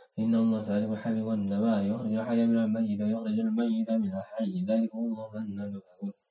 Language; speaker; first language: Arabic; non-native, learner; Indonesian